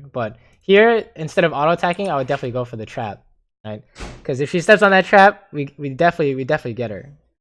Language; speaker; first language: English; native; English